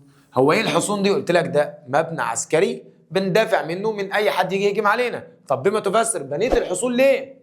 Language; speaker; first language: Arabic; native; Arabic